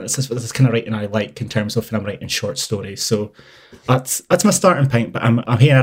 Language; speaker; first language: English; native; English